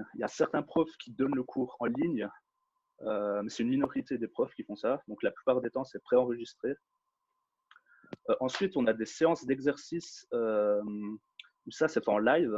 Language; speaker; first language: French; early bilingual, other home language; Turkish